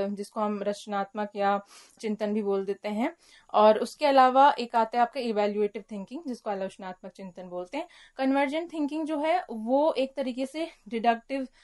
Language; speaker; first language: Hindi; native; Hindi